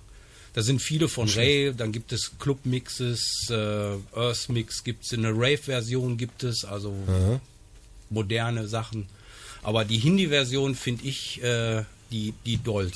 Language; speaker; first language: German; native; German